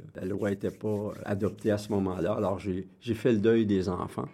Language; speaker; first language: French; native; French